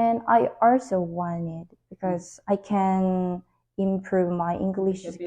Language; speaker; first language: English; non-native, learner; Korean